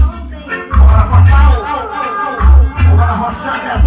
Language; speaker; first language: Portuguese; native; Portuguese